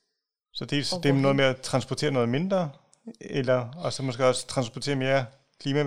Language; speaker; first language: Danish; native; Danish